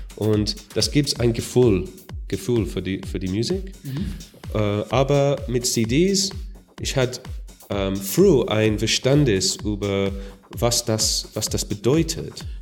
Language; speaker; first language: German; non-native, learner; English